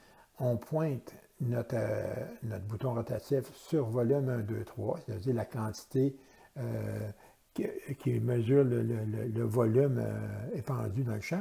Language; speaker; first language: French; native; French